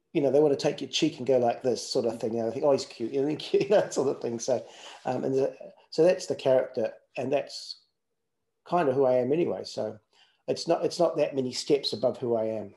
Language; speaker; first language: English; native; English